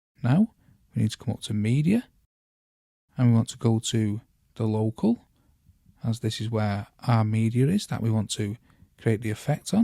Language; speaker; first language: English; native; English